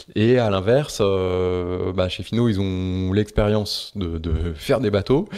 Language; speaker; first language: French; native; French